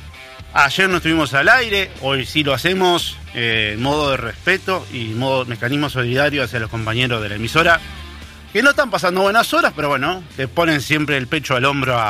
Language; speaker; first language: Spanish; native; Spanish